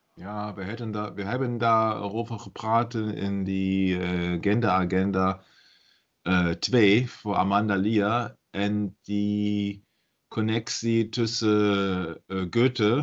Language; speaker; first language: Dutch; non-native, learner; German